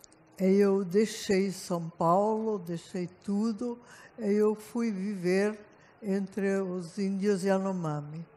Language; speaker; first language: Portuguese; non-native, fluent; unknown